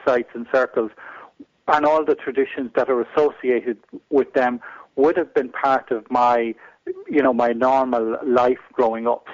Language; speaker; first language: English; native; English